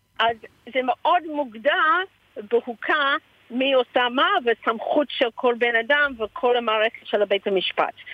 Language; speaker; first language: Hebrew; early bilingual, heritage; Hebrew